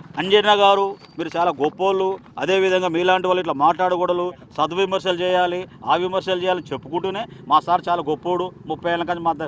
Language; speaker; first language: Telugu; native; Telugu